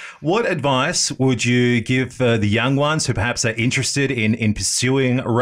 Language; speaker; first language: English; native; English